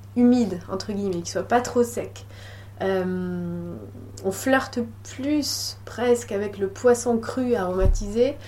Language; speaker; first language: French; native; French